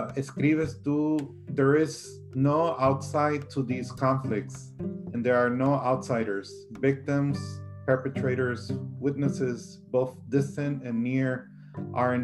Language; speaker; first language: English; early bilingual, other home language; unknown